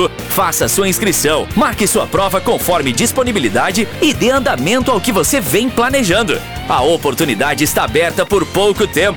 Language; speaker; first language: Portuguese; native; Portuguese